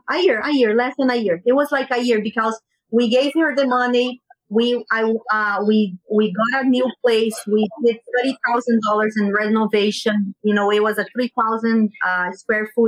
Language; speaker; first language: English; non-native, fluent; Portuguese